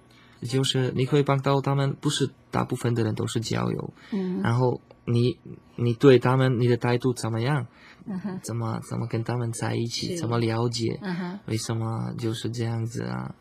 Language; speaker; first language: Chinese; non-native, learner; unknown